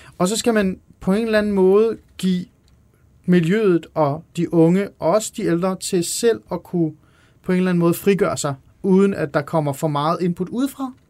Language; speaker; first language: Danish; early bilingual, other home language; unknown